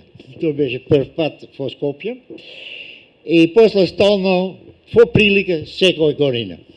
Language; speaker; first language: Macedonian; non-native, learner; Dutch